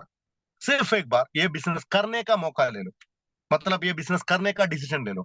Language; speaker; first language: Hindi; non-native, local second language; Malayalam